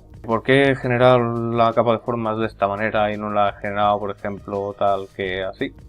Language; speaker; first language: Spanish; native; Spanish